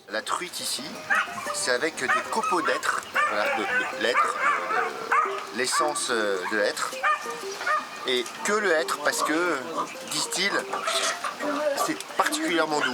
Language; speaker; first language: French; native; French